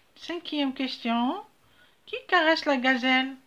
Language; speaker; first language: French; non-native, local second language; Arabic